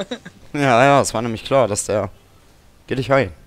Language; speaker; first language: German; native; German